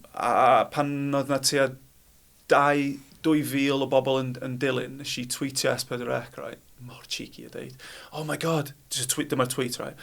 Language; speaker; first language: Welsh; non-native, local second language; English